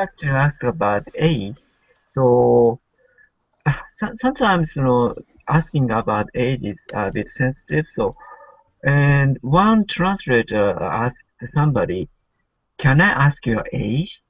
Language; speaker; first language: English; non-native, learner; Japanese